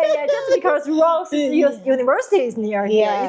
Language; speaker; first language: English; non-native, learner; Chinese